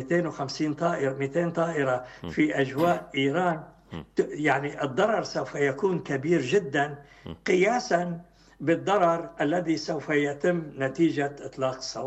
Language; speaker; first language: Arabic; native; Arabic